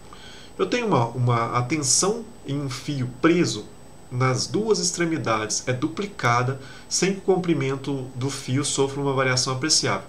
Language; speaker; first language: Portuguese; native; Portuguese